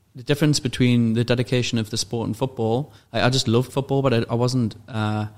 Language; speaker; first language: English; native; English